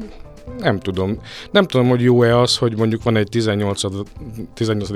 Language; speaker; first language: Hungarian; native; Hungarian